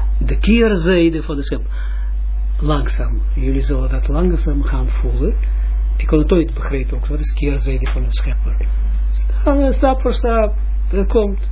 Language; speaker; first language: Dutch; non-native, fluent; Russian